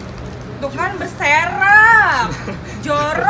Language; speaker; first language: Indonesian; native; Indonesian